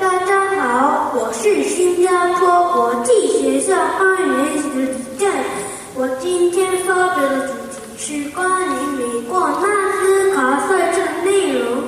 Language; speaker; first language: Chinese; non-native, learner; Korean